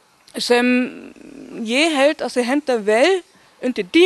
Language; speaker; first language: Icelandic; non-native, learner; Danish